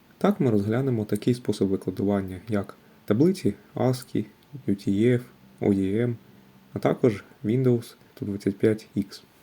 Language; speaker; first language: Ukrainian; native; Ukrainian